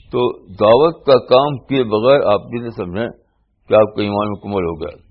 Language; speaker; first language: Urdu; native; Urdu